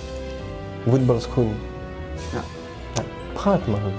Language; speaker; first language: Dutch; non-native, learner; French